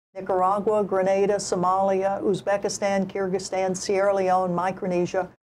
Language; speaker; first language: English; native; English